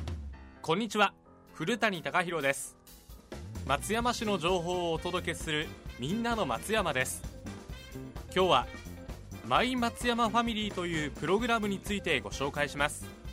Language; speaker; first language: Japanese; native; Japanese